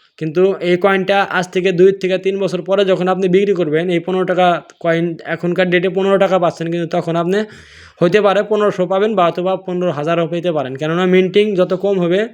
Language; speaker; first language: Bangla; non-native, local second language; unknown